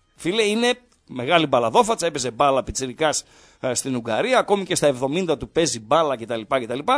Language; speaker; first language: Greek; native; Greek